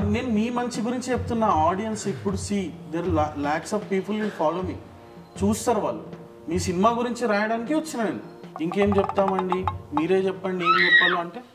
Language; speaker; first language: Telugu; native; Telugu